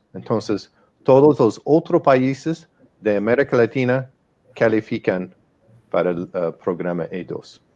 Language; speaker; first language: Spanish; non-native, fluent; English